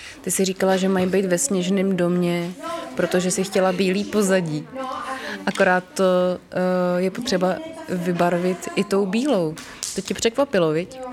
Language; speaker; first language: Czech; native; Czech